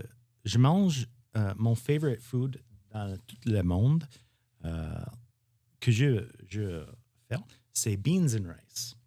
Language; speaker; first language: French; non-native, learner; English